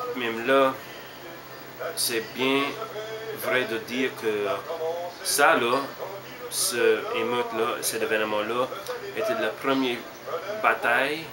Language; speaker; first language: French; non-native, learner; English